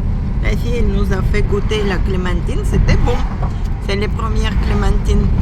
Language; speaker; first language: French; non-native, fluent; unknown